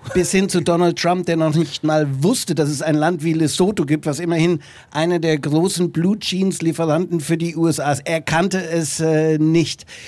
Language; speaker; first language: German; native; German